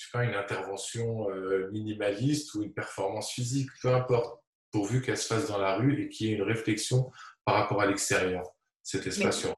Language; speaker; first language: French; native; French